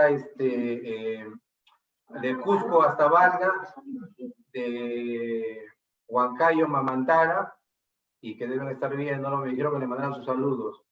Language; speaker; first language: Spanish; native; Spanish